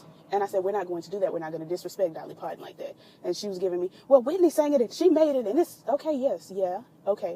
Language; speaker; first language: English; native; English